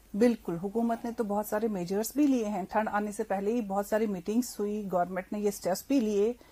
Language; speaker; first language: Hindi; non-native, local second language; Kashmiri